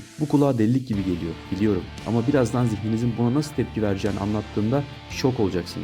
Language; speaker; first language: Turkish; native; Turkish